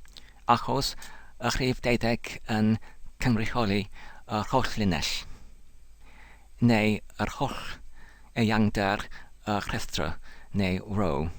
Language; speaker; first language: Welsh; non-native, learner; English